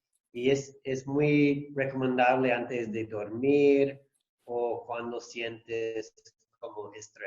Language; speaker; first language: Spanish; non-native, fluent; English